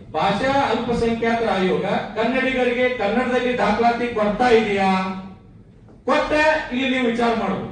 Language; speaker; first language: Kannada; native; Kannada